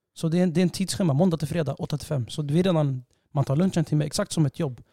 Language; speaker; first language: Swedish; non-native, fluent; Somali